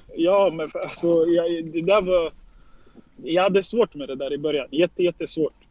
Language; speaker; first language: Swedish; early bilingual, other home language; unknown